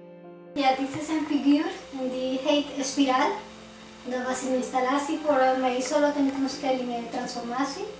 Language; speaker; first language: Dutch; non-native, fluent; Spanish